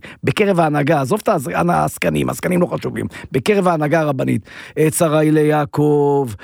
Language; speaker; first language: Hebrew; native; Hebrew